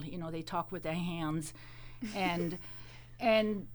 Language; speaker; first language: English; non-native, fluent; German